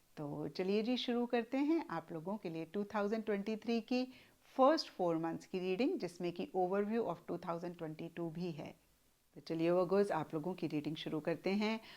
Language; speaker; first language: Hindi; native; Hindi